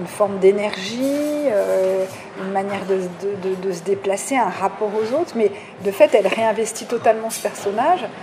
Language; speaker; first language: French; native; French